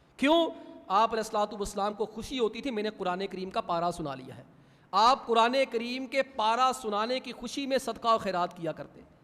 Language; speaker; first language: Urdu; non-native, local second language; Punjabi